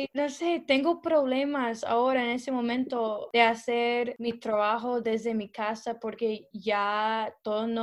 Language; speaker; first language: Spanish; non-native, fluent; English